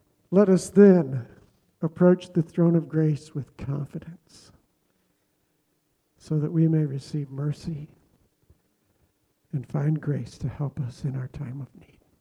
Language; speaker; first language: English; native; English